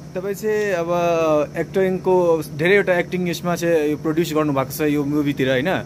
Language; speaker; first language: Nepali; native; Nepali